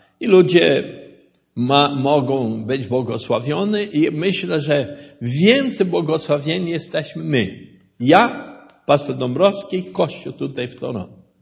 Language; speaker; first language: Polish; non-native, learner; Portuguese